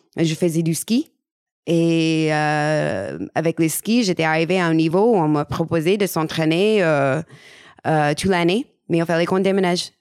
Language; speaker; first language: French; non-native, fluent; English